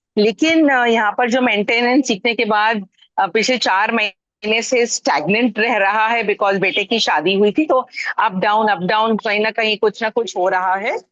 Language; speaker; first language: Hindi; native; Hindi